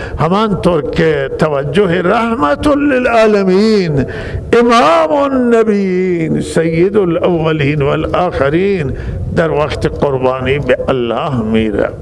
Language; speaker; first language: Persian; non-native, local second language; Baluchi